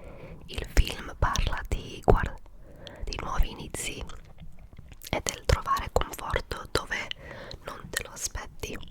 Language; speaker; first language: Italian; early bilingual, heritage; English